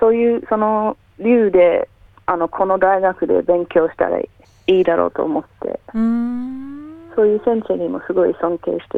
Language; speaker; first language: Japanese; non-native, fluent; English